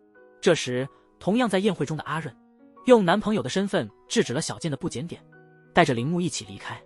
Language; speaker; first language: Chinese; native; Chinese